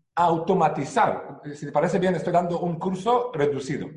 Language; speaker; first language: Spanish; non-native, fluent; Hebrew